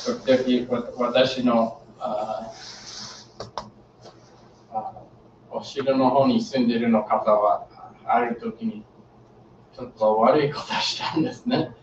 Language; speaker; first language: Japanese; non-native, learner; English